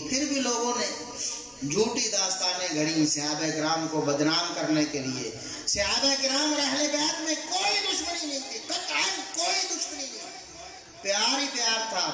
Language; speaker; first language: Urdu; non-native, local second language; Punjabi